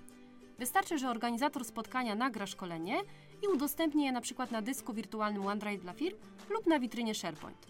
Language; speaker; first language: Polish; native; Polish